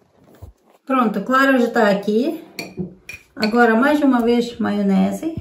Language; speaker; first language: Portuguese; non-native, learner; Ukrainian